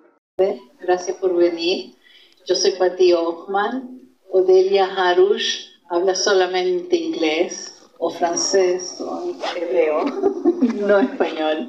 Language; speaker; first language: Spanish; non-native, fluent; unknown